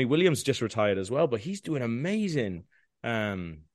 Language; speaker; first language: English; non-native, local second language; Welsh